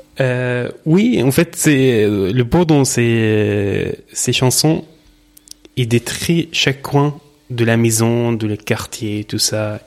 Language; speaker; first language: French; non-native, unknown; Arabic